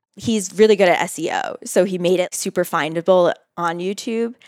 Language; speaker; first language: English; native; English